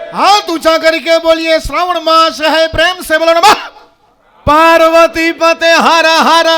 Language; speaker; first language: Hindi; non-native, local second language; Gujarati